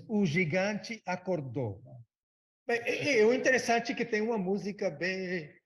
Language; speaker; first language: Portuguese; non-native, fluent; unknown